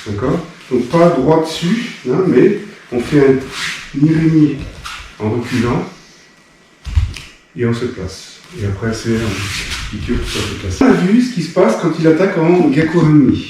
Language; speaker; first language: French; native; French